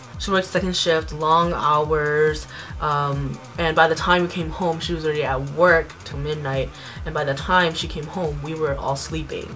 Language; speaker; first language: English; early bilingual, other home language; Hmong